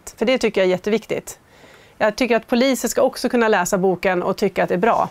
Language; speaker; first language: Swedish; native; Swedish